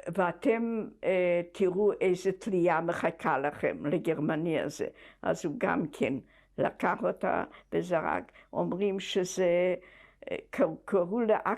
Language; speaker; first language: Hebrew; non-native, fluent; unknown